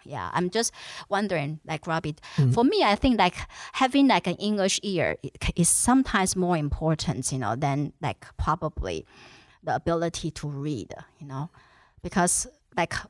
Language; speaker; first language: English; non-native, fluent; Chinese